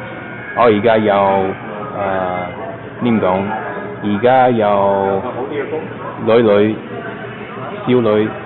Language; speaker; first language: Cantonese; non-native, learner; English